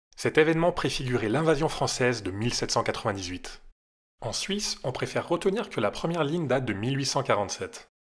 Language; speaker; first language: French; native; French